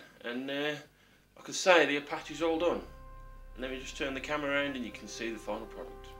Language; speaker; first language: English; native; English